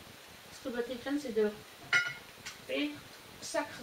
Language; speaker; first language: French; non-native, fluent; Filipino